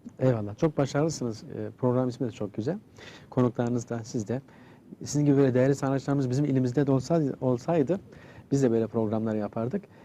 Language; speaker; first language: Turkish; native; Turkish